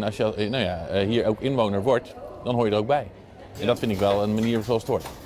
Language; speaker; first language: Dutch; native; Dutch